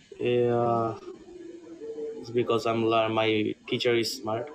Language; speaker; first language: English; non-native, learner; Bangla